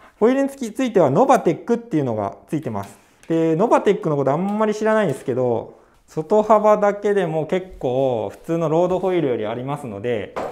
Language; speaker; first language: Japanese; native; Japanese